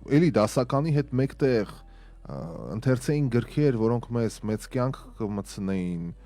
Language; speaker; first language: Armenian; native; Armenian